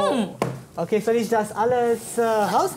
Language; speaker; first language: German; non-native, learner; Malay